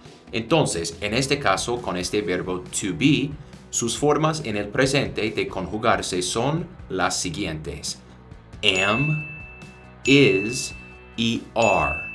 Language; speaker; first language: Spanish; non-native, fluent; English